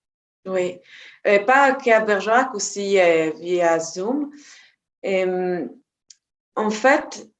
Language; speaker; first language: French; non-native, fluent; Hebrew